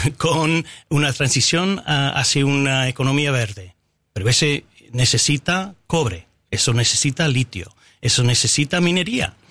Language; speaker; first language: Spanish; non-native, fluent; English